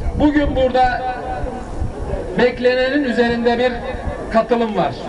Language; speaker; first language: Turkish; native; Turkish